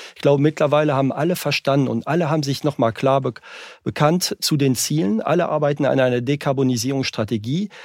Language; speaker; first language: German; non-native, fluent; French